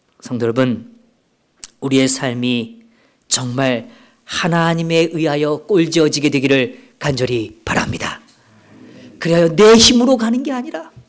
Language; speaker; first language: Korean; native; Korean